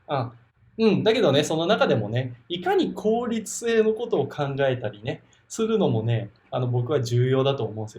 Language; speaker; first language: Japanese; native; Japanese